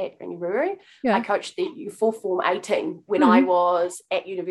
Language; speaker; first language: English; native; English